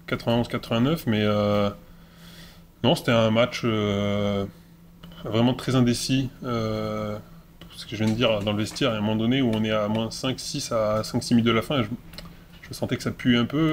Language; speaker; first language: French; native; French